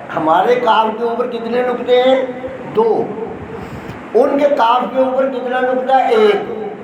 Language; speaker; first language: Urdu; non-native, local second language; Punjabi